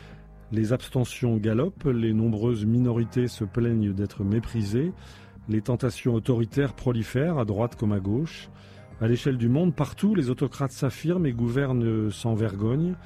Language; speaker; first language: French; native; French